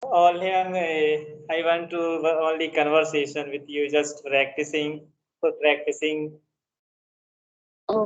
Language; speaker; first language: English; non-native, learner; Hindi